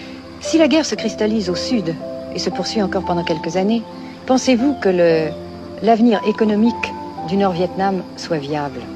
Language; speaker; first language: French; native; French